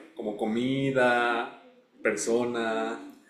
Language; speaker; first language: Spanish; native; Spanish